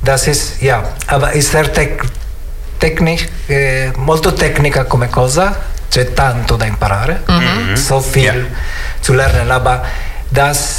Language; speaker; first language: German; non-native, learner; Italian